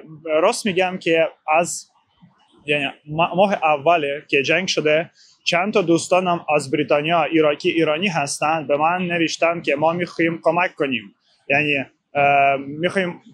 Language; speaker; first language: Persian; non-native, learner; Ukrainian